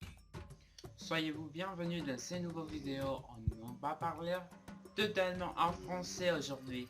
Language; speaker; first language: French; non-native, learner; Spanish